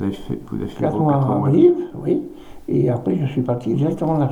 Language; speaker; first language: French; native; French